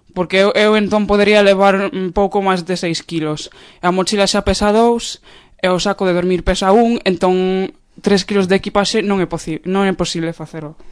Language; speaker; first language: Galician; non-native, fluent; Polish